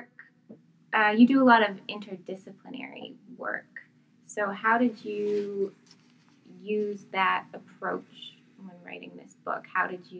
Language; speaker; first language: English; native; English